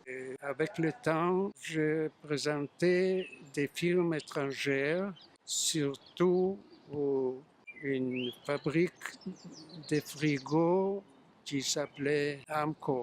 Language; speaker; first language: French; non-native, fluent; Yiddish